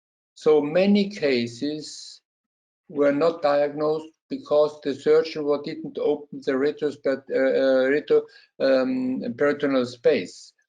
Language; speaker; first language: English; non-native, fluent; German